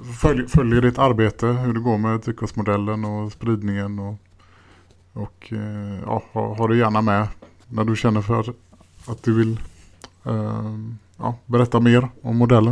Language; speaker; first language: Swedish; native; Swedish